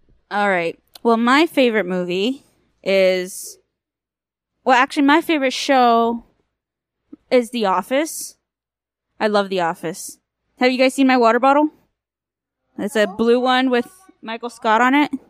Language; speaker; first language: English; native; English